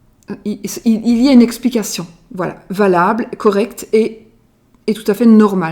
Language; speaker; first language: French; native; French